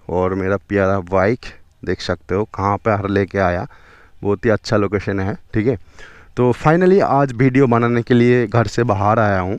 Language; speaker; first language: Hindi; non-native, local second language; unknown